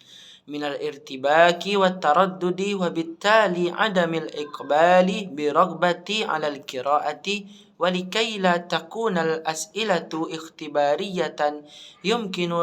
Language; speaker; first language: Arabic; non-native, learner; Indonesian